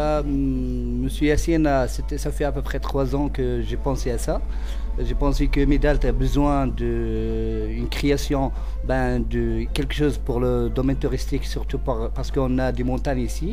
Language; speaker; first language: French; non-native, local second language; Central Atlas Tamazight